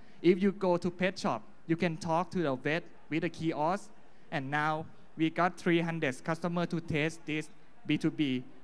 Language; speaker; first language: English; non-native, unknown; Thai